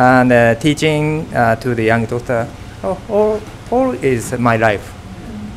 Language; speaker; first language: English; non-native, fluent; Japanese